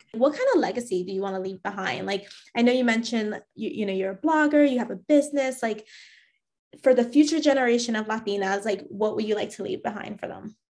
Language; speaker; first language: English; native; English